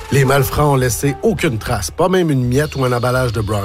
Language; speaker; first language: French; native; French